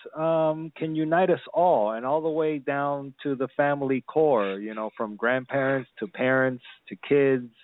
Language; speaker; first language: English; early bilingual, other home language; Spanish